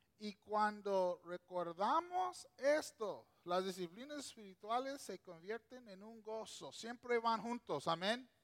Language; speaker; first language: Spanish; non-native, local second language; English